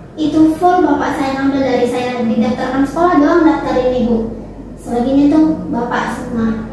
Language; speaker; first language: Indonesian; native; Indonesian